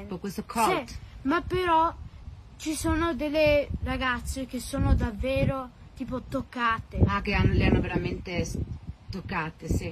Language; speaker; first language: Italian; early bilingual, heritage; Italian